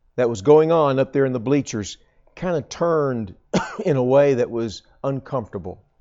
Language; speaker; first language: English; native; English